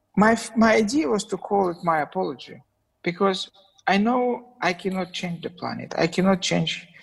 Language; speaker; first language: English; non-native, fluent; Russian